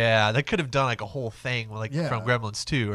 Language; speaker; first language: English; native; English